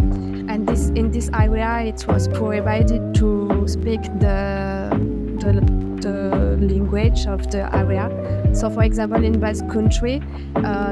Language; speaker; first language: English; non-native, fluent; French